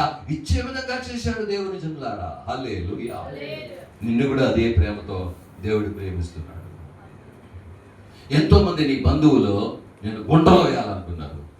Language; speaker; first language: Telugu; native; Telugu